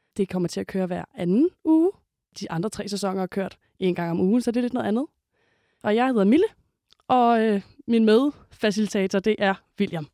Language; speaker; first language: Danish; native; Danish